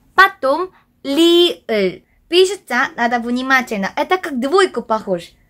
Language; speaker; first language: Russian; non-native, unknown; Korean